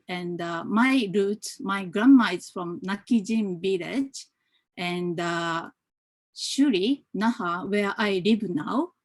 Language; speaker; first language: English; non-native, fluent; Japanese